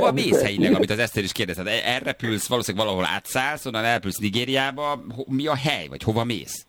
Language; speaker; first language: Hungarian; native; Hungarian